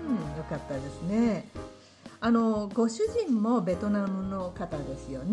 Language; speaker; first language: Japanese; native; Japanese